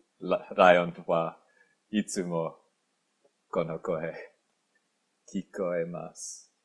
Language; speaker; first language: Japanese; non-native, learner; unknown